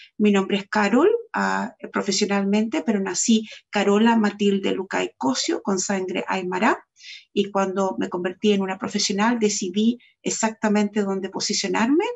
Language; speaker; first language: Spanish; native; Spanish